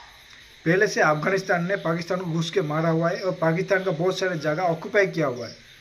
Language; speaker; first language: Hindi; non-native, local second language; Odia